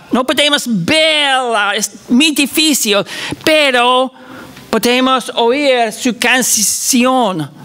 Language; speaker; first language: Spanish; non-native, fluent; English